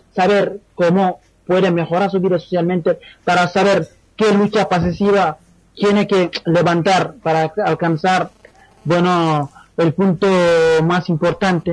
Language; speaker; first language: Spanish; non-native, fluent; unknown